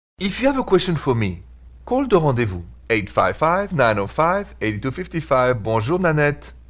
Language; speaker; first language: English; non-native, fluent; French